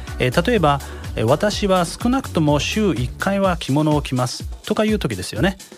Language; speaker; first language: Japanese; native; Japanese